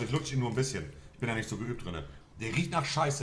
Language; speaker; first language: German; native; German